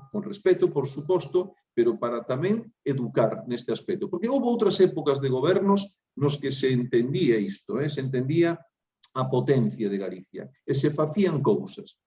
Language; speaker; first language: Galician; native; Galician